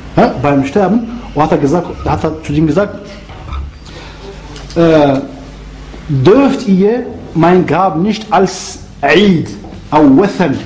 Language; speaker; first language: German; non-native, fluent; Arabic